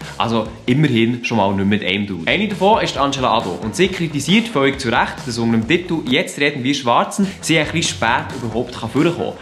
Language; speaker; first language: German; native; German